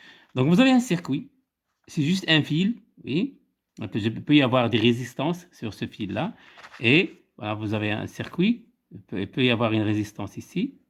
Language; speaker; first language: French; non-native, local second language; Arabic